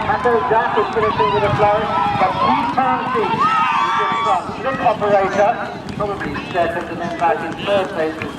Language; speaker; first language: English; native; English